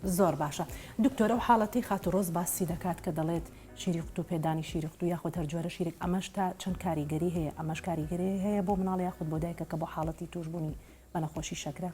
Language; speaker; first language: Central Kurdish; native; Central Kurdish